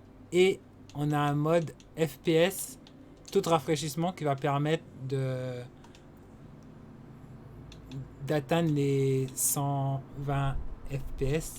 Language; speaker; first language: French; native; French